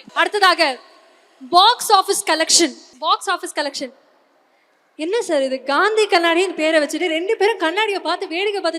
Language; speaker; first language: Tamil; native; Tamil